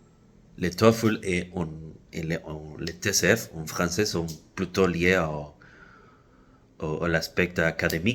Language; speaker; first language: French; non-native, fluent; Spanish